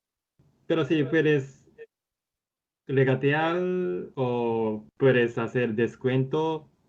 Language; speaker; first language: Spanish; non-native, learner; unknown